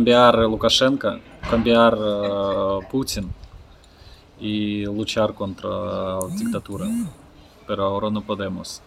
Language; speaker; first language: Spanish; non-native, learner; Russian